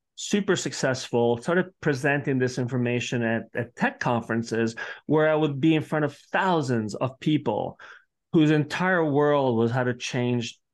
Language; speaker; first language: English; early bilingual, other home language; Italian